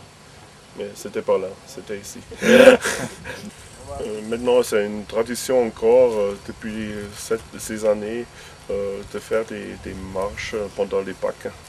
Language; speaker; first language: French; non-native, fluent; German